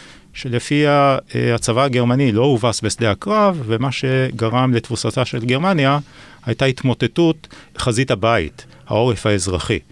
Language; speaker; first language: Hebrew; native; Hebrew